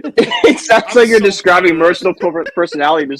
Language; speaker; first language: English; native; English